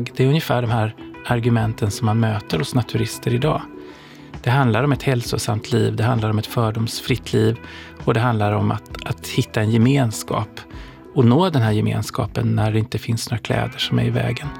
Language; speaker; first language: Swedish; native; Swedish